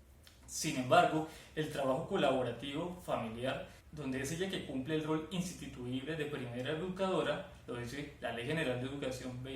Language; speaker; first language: Spanish; native; Spanish